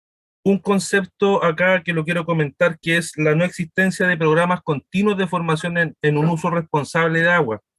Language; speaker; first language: Spanish; native; Spanish